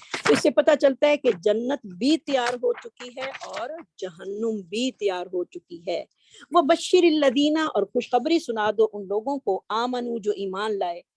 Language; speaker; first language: Urdu; native; Urdu